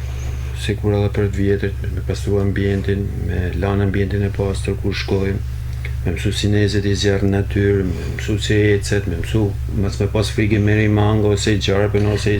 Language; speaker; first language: Albanian; native; Albanian